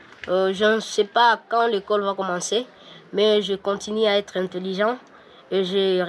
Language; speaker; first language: French; non-native, local second language; Swahili